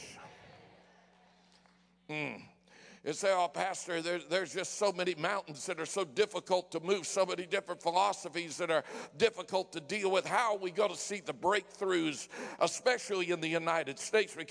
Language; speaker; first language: English; native; English